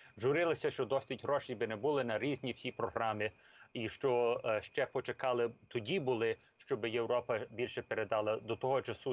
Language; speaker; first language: Ukrainian; early bilingual, heritage; English